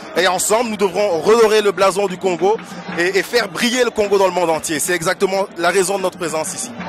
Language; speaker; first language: French; early bilingual, other home language; Lingala